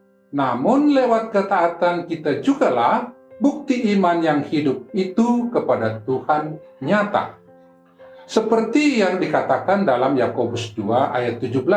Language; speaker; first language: Malay; native; Malay